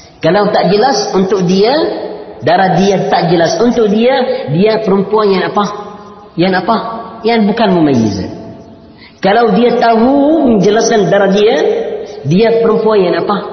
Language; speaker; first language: Indonesian; non-native, learner; Arabic